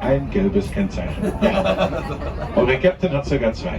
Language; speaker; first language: German; non-native, fluent; Dutch